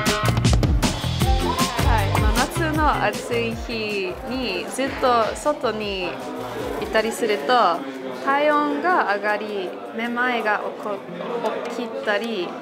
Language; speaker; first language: Japanese; non-native, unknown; English